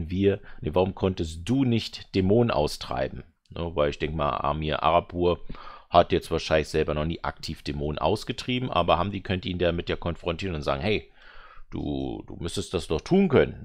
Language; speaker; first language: German; native; German